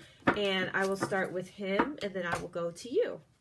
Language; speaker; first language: English; native; English